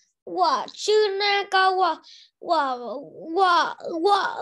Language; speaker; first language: Chinese; non-native, learner; Vietnamese